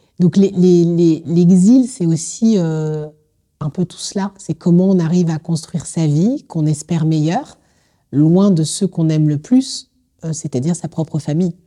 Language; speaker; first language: French; native; French